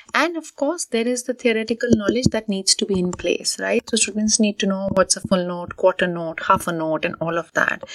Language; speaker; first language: English; non-native, local second language; Hindi